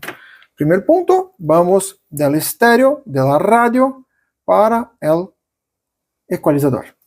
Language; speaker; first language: Spanish; non-native, fluent; Portuguese